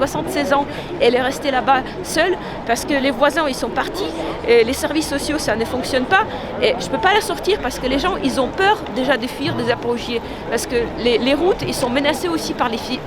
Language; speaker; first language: French; non-native, fluent; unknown